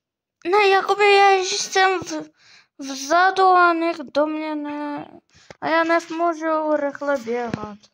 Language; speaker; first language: Czech; early bilingual, other home language; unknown